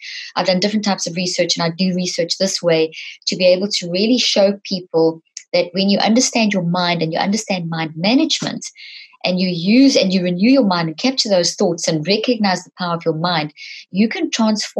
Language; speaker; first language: English; native; English